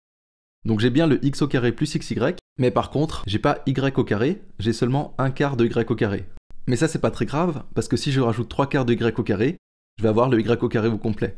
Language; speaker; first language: French; native; French